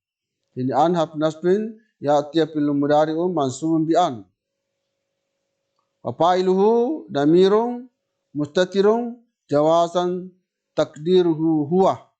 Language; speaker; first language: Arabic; non-native, fluent; Indonesian